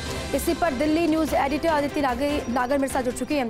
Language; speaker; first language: Hindi; native; Hindi